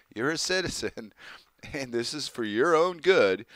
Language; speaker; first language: English; native; English